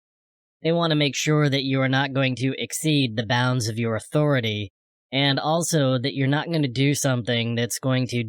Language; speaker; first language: English; native; English